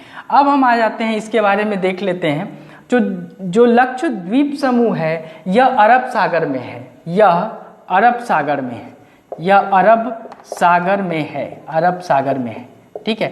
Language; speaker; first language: Hindi; native; Hindi